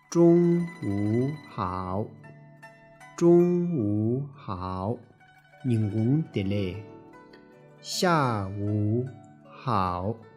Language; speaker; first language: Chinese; non-native, fluent; Tibetan